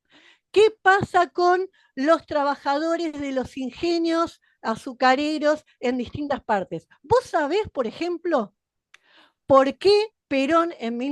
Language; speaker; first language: Spanish; native; Spanish